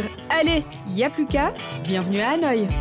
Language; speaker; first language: French; native; French